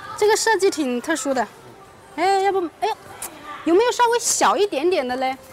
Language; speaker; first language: Chinese; native; Chinese